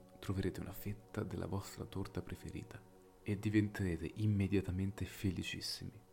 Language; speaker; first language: Italian; native; Italian